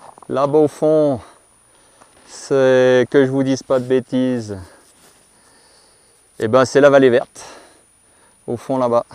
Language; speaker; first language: French; native; French